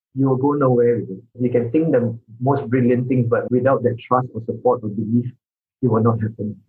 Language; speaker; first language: English; non-native, local second language; Min Nan Chinese